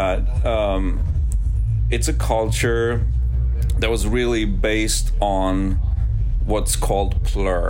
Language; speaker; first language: English; non-native, fluent; Swedish